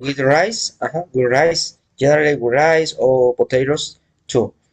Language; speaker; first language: English; non-native, learner; Spanish